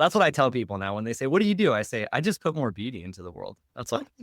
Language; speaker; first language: English; native; English